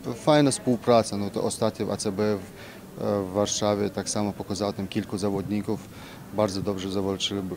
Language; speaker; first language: Polish; non-native, fluent; Russian